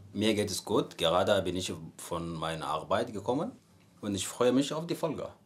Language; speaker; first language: German; non-native, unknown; Arabic